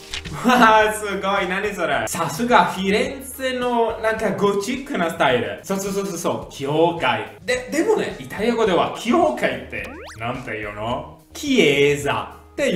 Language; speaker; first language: Japanese; non-native, fluent; Italian